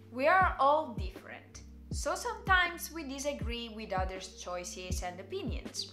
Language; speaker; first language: English; non-native, fluent; Italian